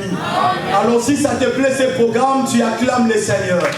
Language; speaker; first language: French; non-native, local second language; Lingala